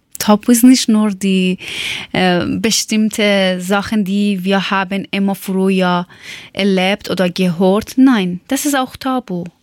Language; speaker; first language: German; non-native, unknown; Persian